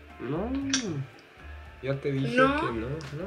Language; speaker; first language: Spanish; non-native, fluent; English